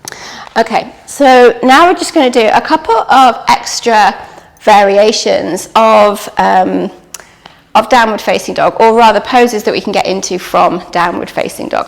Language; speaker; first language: English; native; English